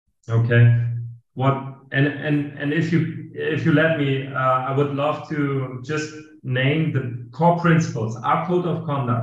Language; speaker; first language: English; non-native, fluent; German